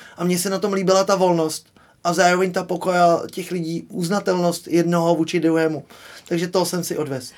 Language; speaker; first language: Czech; native; Czech